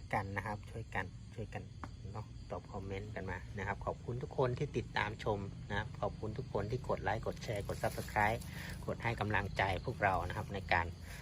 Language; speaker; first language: Thai; non-native, local second language; Northern Khmer